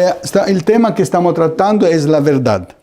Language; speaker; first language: Spanish; non-native, fluent; Italian